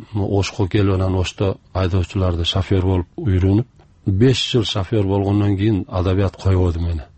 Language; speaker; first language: Kyrgyz; early bilingual, heritage; Kyrgyz